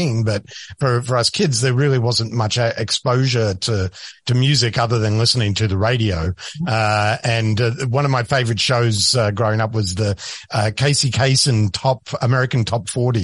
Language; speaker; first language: English; native; English